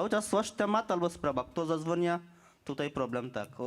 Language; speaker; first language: Polish; non-native, learner; Bangla